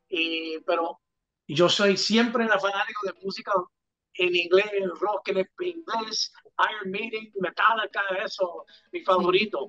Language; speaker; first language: Spanish; early bilingual, heritage; English